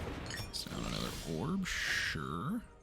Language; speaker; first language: English; native; English